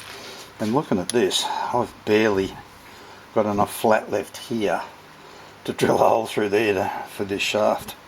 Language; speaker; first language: English; native; English